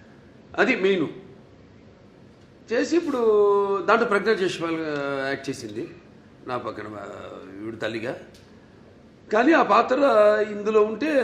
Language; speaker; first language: Telugu; native; Telugu